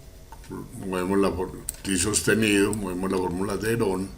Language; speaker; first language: Spanish; native; Spanish